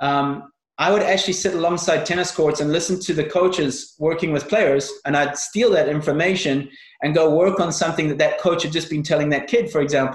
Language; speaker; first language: English; native; English